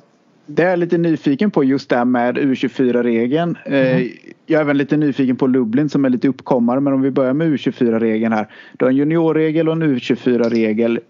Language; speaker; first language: Swedish; native; Swedish